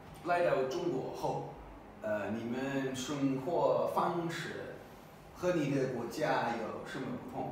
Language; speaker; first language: Chinese; non-native, learner; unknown